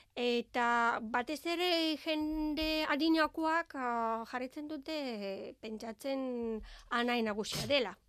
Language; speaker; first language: Basque; non-native, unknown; Bulgarian